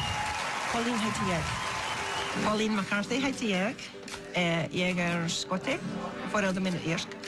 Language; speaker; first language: Icelandic; non-native, learner; English